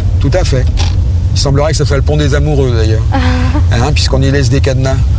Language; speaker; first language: French; native; French